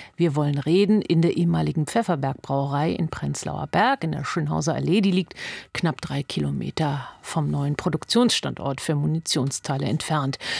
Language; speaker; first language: German; native; German